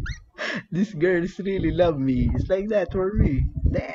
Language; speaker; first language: English; non-native, learner; Filipino